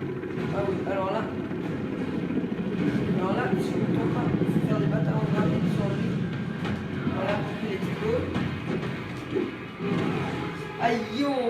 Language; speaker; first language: French; native; French